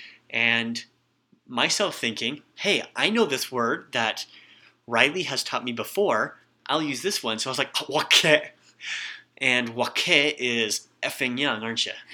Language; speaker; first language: English; native; English